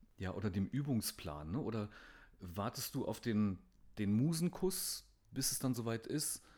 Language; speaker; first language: German; native; German